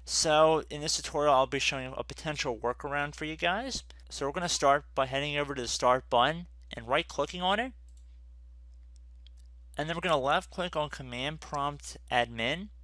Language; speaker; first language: English; native; English